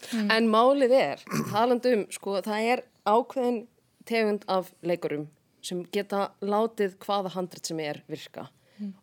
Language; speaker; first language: Icelandic; native; Icelandic